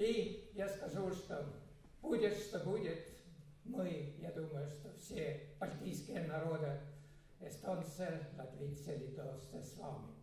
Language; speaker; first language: Russian; non-native, fluent; Estonian